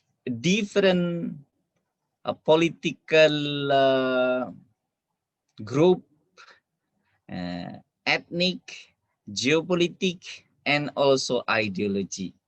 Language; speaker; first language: English; non-native, fluent; Indonesian